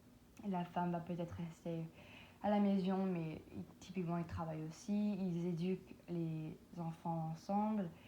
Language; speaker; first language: French; non-native, learner; English